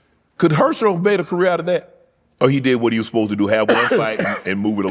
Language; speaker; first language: English; native; English